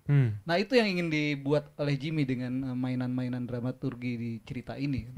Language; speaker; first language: Indonesian; native; Indonesian